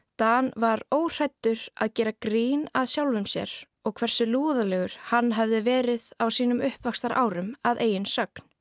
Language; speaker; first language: Icelandic; native; Icelandic